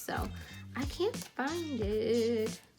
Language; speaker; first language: English; native; English